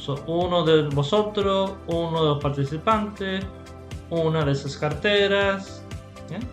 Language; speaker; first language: Spanish; non-native, fluent; English